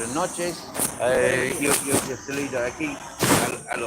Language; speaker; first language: Spanish; non-native, learner; English